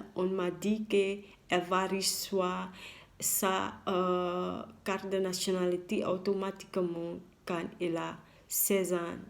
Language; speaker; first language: French; non-native, learner; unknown